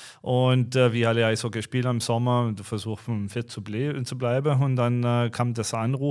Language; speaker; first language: German; non-native, fluent; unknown